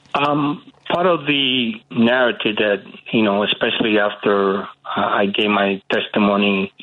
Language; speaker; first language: English; early bilingual, other home language; Spanish